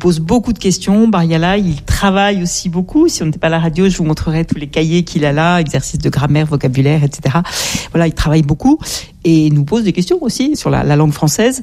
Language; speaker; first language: French; native; French